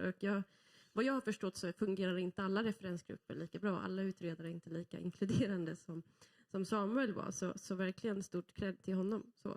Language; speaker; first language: Swedish; native; Swedish